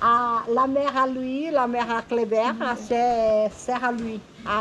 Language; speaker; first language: French; non-native, fluent; Portuguese